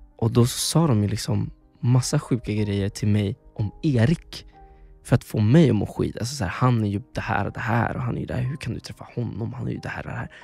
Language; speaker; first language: Swedish; early bilingual, other home language; Spanish